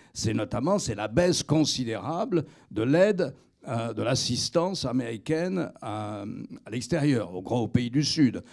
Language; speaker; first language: French; native; French